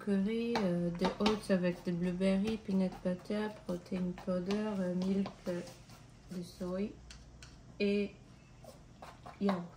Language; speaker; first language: French; non-native, learner; Japanese